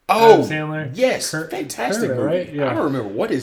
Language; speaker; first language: English; native; English